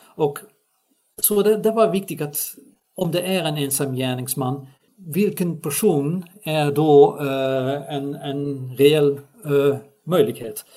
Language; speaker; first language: Swedish; non-native, fluent; Dutch